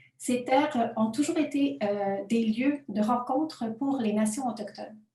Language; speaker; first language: French; non-native, fluent; Spanish